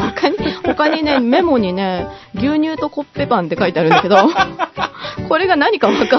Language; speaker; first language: Japanese; native; Japanese